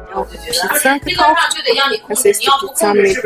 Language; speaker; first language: German; non-native, fluent; Chinese